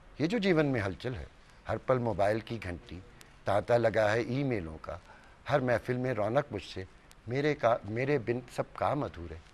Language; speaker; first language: Urdu; native; Urdu